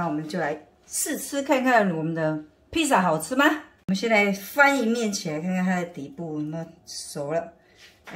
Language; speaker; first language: Chinese; native; Chinese